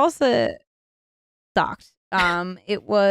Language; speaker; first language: English; native; English